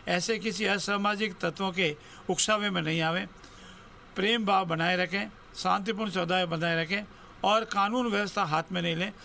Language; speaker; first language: Hindi; native; Hindi